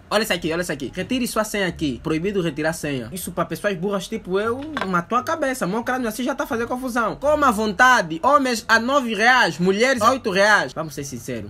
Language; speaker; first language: Portuguese; native; Portuguese